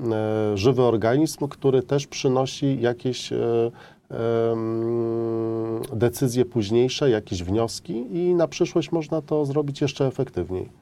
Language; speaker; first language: Polish; native; Polish